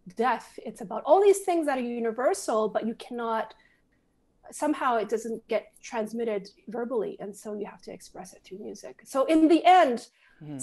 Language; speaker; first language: English; native; English